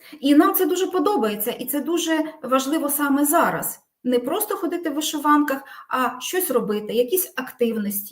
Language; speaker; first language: Ukrainian; native; Ukrainian